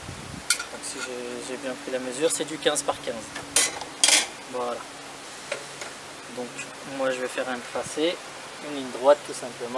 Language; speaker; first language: French; native; French